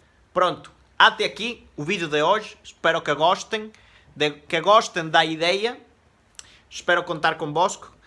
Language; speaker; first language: Portuguese; non-native, fluent; Spanish